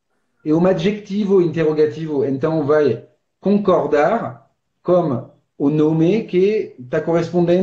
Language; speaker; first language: Portuguese; non-native, fluent; French